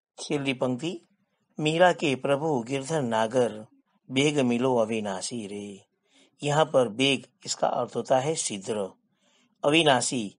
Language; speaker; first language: Hindi; non-native, local second language; Gujarati